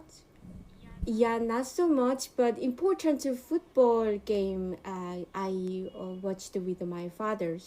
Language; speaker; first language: English; non-native, learner; Korean